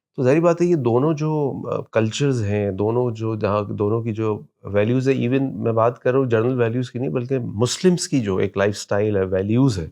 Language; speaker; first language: Urdu; native; Urdu